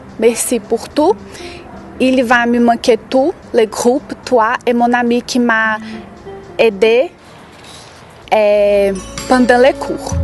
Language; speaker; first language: French; non-native, learner; Portuguese